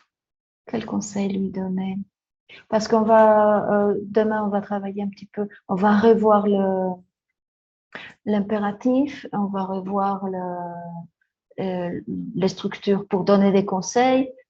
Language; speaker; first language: French; non-native, fluent; Spanish